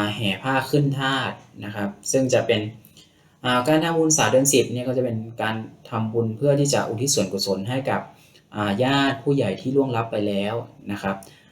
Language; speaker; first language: Thai; native; Thai